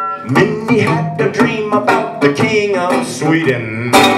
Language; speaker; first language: English; native; English